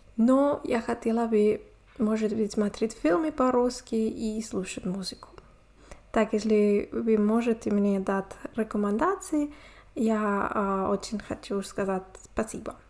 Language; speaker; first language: Russian; non-native, learner; Spanish